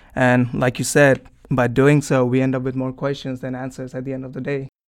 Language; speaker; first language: English; non-native, local second language; Hindi